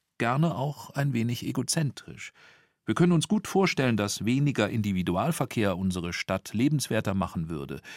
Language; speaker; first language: German; native; German